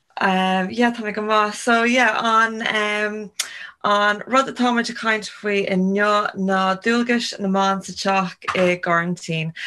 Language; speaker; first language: Irish; non-native, local second language; English